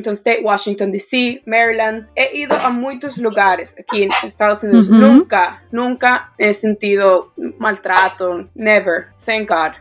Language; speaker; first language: Portuguese; non-native, learner; Spanish